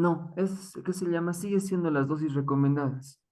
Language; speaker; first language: Spanish; native; Spanish